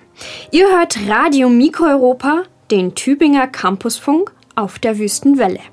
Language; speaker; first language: German; native; German